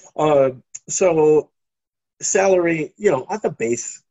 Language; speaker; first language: English; native; English